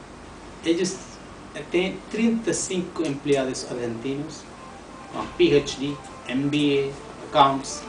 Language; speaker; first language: Spanish; non-native, learner; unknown